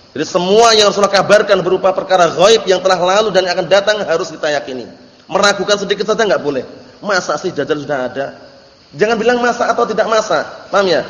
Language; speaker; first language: Indonesian; native; Indonesian